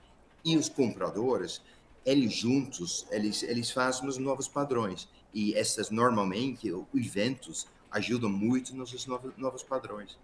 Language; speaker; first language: Portuguese; non-native, fluent; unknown